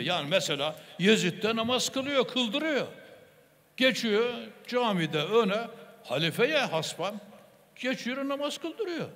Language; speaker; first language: Turkish; native; Turkish